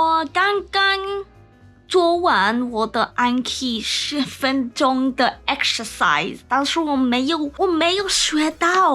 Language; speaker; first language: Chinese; non-native, learner; English